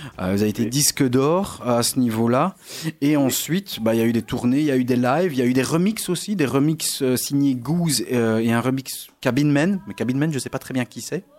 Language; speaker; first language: French; native; French